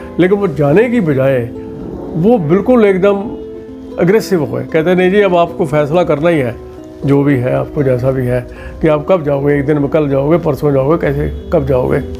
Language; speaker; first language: Hindi; non-native, local second language; Punjabi